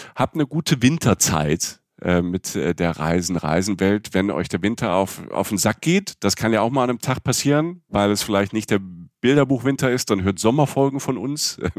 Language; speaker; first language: German; native; German